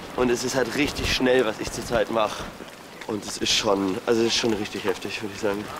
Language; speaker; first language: German; native; German